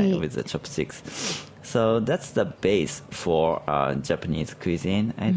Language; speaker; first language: English; non-native, learner; Japanese